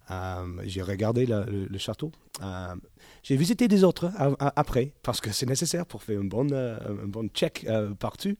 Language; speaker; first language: French; non-native, learner; English